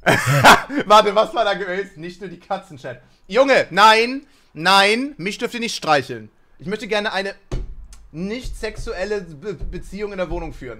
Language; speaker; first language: German; native; German